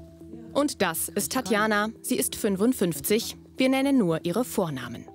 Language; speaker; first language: German; native; German